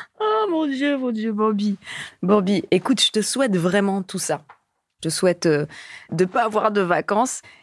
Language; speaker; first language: French; native; French